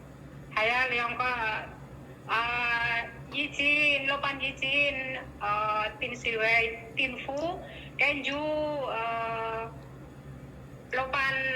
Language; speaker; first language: Cantonese; non-native, learner; Indonesian